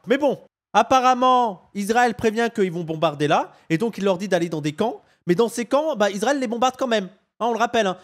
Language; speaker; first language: French; native; French